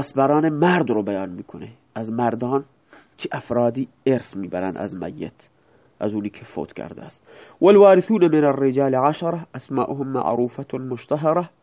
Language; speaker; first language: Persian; non-native, local second language; Baluchi